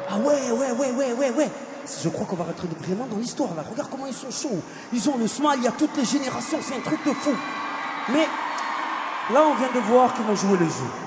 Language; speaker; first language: French; native; French